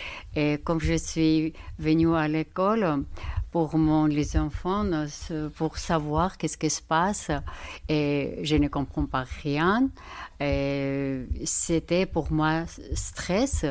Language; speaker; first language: French; non-native, learner; Georgian